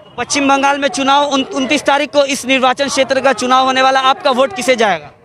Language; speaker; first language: Hindi; native; Hindi